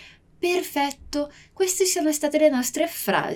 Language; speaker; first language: Italian; non-native, fluent; Portuguese